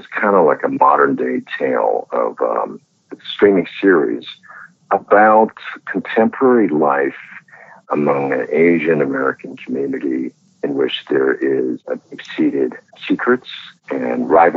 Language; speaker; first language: English; non-native, local second language; Cantonese